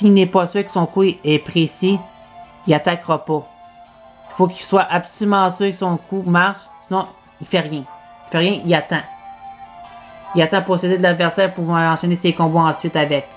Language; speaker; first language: French; native; French